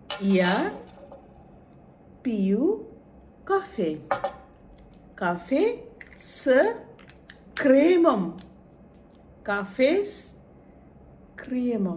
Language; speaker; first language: Russian; non-native, fluent; Bangla